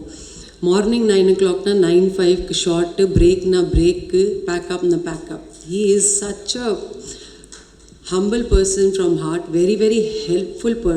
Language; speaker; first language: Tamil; non-native, fluent; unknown